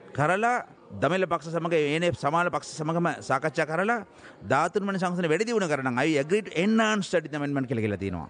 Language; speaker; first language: Sinhala; non-native, local second language; Tamil